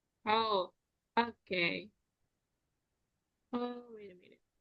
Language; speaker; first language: English; non-native, fluent; Indonesian